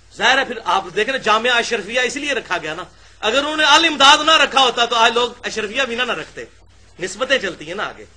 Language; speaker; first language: Urdu; non-native, local second language; Punjabi